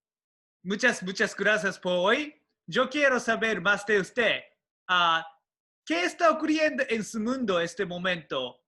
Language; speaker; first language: Spanish; non-native, fluent; Japanese